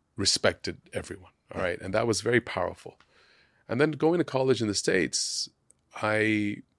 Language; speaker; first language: English; non-native, local second language; Sindhi